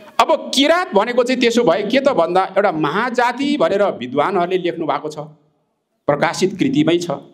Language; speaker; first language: Nepali; non-native, local second language; Limbu